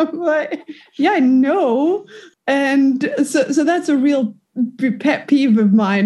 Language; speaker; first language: English; non-native, fluent; Swedish